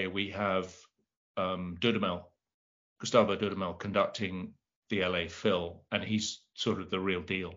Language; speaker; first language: English; native; English